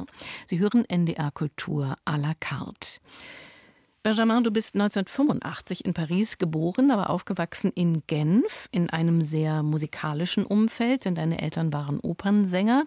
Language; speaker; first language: German; native; German